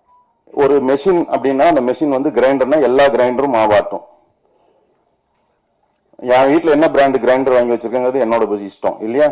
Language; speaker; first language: Tamil; native; Tamil